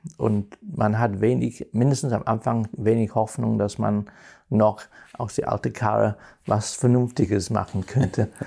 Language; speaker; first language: German; non-native, fluent; English